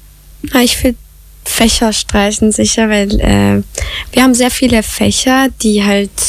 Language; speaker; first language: German; early bilingual, other home language; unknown